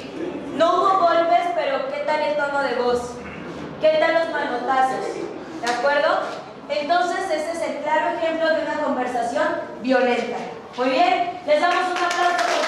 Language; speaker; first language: Spanish; native; Spanish